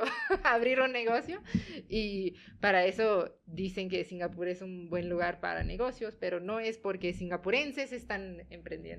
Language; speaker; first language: Spanish; non-native, fluent; Tamil